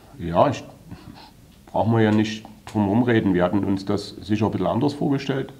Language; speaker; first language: German; native; German